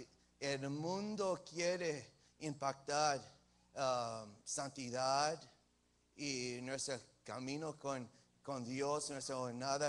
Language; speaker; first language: Spanish; early bilingual, heritage; English